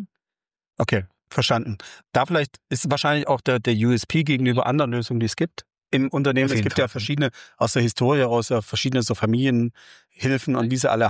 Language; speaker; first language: German; native; German